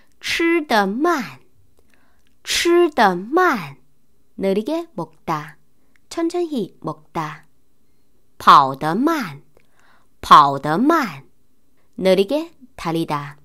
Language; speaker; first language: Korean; non-native, fluent; Chinese